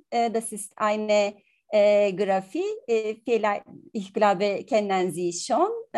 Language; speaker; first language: German; non-native, learner; Turkish